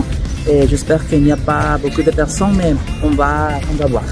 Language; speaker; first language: French; non-native, fluent; Spanish